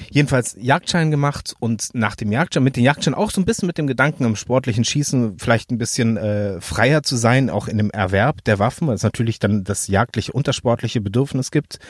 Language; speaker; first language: German; native; German